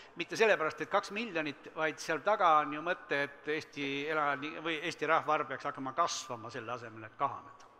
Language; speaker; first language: Estonian; native; Estonian